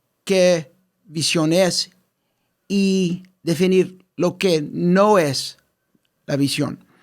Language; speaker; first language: Spanish; early bilingual, heritage; English